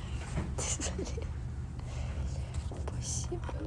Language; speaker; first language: French; non-native, learner; Ukrainian